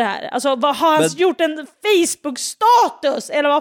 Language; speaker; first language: Swedish; native; Swedish